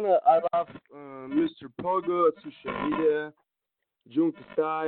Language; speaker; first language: English; non-native, learner; Russian